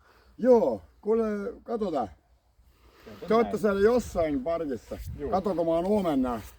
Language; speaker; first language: Finnish; non-native, learner; Estonian